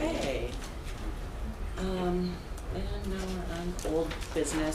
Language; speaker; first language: English; native; English